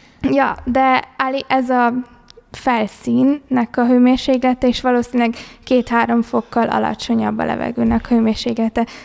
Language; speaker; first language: Hungarian; early bilingual, heritage; Hungarian